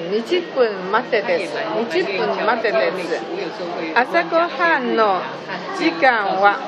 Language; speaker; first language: Japanese; non-native, learner; Chinese